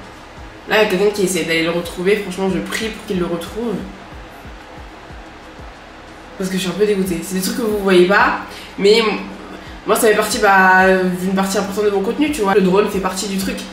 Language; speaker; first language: French; native; French